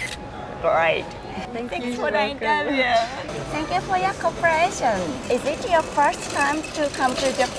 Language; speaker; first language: English; non-native, learner; Japanese